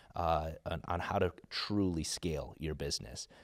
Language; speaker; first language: English; native; English